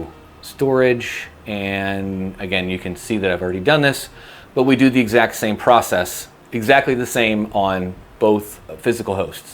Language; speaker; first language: English; native; English